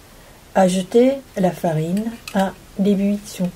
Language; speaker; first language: French; non-native, fluent; Japanese